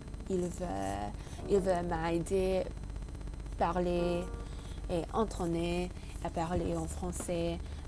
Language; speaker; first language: French; non-native, learner; Indonesian